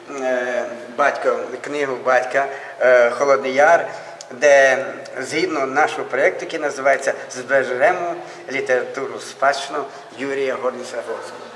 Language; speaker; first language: Ukrainian; native; Ukrainian